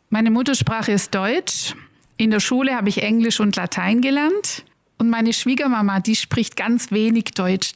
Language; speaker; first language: German; native; German